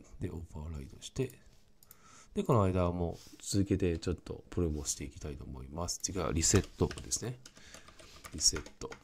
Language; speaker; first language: Japanese; non-native, fluent; Cantonese